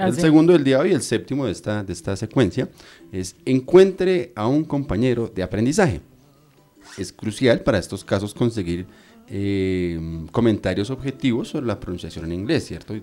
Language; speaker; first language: Spanish; native; Spanish